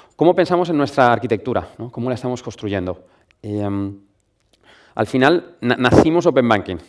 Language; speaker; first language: Spanish; native; Spanish